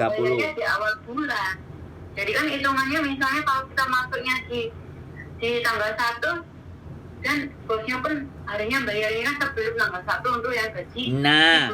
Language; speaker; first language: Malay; non-native, local second language; Javanese